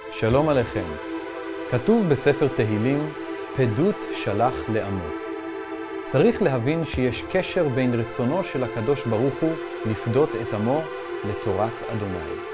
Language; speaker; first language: Hebrew; non-native, fluent; English